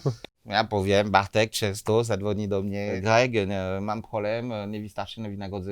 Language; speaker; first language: Polish; non-native, learner; French